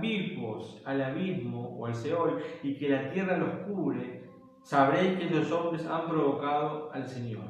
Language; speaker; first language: Spanish; native; Spanish